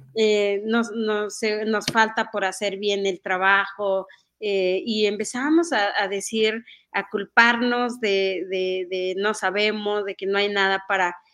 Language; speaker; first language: Spanish; non-native, local second language; Mixtepec Mixtec